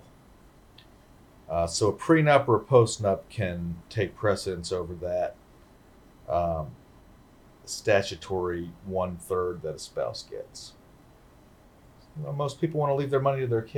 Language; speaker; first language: English; native; English